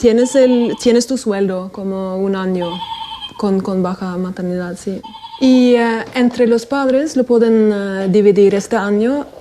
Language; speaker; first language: Spanish; non-native, fluent; Norwegian